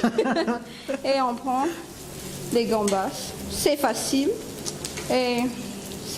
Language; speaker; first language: French; non-native, local second language; Malagasy